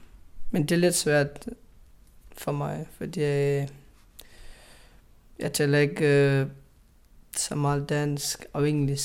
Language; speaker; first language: Danish; non-native, learner; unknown